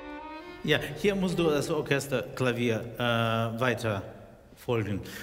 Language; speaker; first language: German; non-native, fluent; Russian